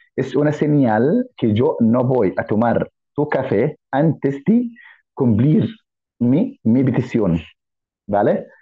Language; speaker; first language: Spanish; non-native, fluent; Arabic